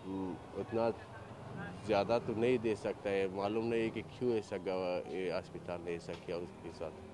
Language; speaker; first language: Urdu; non-native, learner; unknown